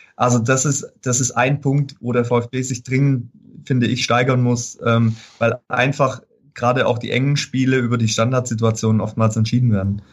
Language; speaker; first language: German; native; German